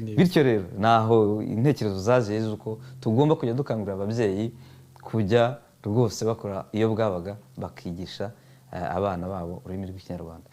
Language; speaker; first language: Kinyarwanda; native; Kinyarwanda